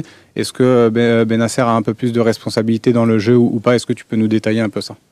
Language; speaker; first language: French; native; French